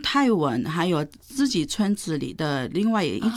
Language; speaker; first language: Chinese; non-native, fluent; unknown